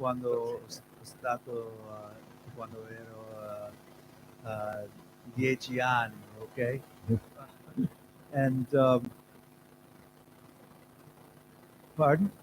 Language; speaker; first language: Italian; non-native, learner; English